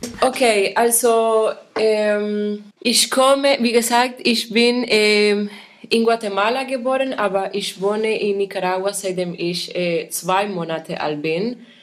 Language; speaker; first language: German; non-native, fluent; Spanish